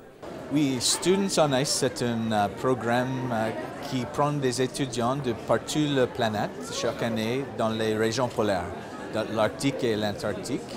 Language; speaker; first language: French; non-native, fluent; English